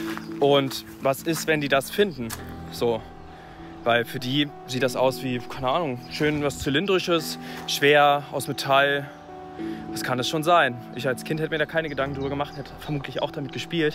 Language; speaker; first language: German; native; German